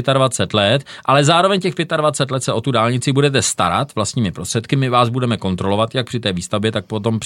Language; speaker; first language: Czech; native; Czech